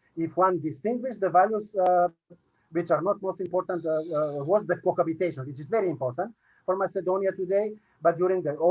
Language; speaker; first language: English; non-native, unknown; Macedonian